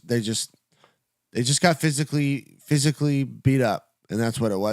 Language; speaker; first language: English; native; English